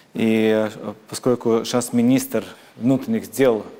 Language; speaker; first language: Russian; non-native, local second language; Latvian